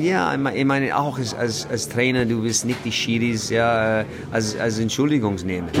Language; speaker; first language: German; non-native, learner; English